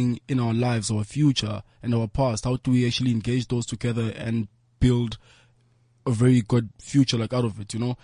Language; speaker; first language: English; non-native, local second language; Zulu